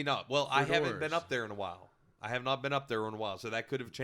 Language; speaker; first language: English; native; English